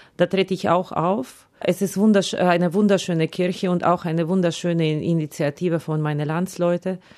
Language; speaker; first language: German; non-native, fluent; Ukrainian